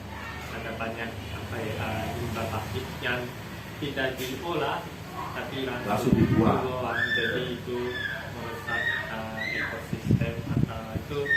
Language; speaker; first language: Indonesian; non-native, fluent; Japanese